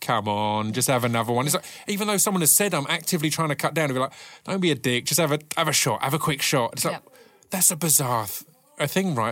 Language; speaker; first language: English; native; English